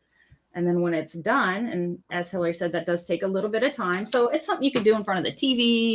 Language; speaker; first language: English; native; English